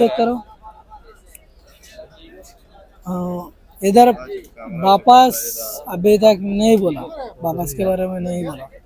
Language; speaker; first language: Hindi; non-native, learner; Bangla